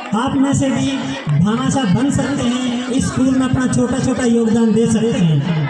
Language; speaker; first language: Hindi; native; Hindi